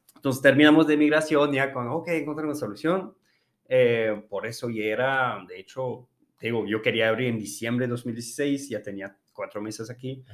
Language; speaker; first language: Spanish; non-native, fluent; French